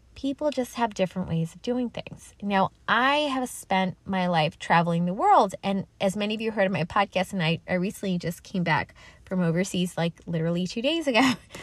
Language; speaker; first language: English; native; English